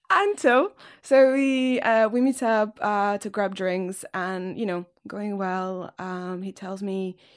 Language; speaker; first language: English; non-native, fluent; Spanish